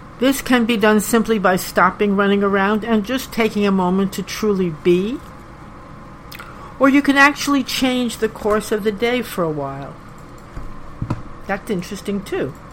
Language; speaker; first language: English; native; English